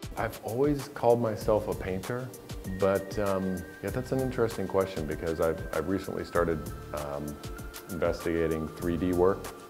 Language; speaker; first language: English; native; English